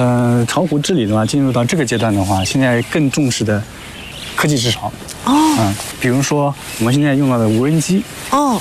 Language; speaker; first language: Chinese; native; Chinese